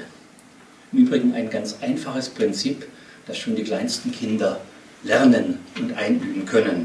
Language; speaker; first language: German; native; German